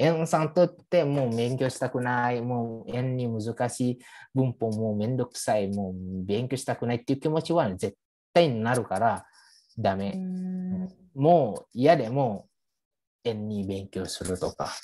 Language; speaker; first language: Japanese; non-native, fluent; Indonesian